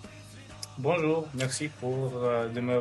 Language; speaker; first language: French; non-native, learner; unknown